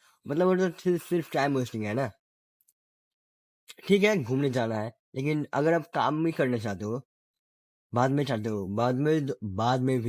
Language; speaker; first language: Hindi; non-native, local second language; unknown